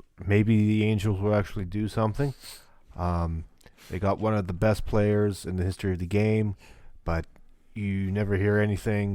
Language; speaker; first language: English; native; English